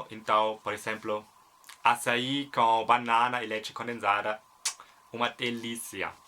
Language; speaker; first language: Portuguese; non-native, fluent; German